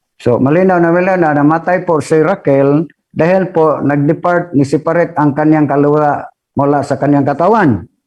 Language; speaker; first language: Filipino; non-native, local second language; Cebuano